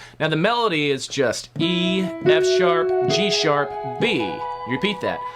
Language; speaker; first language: English; native; English